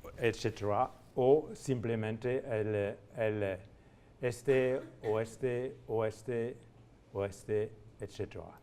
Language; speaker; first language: Spanish; non-native, fluent; French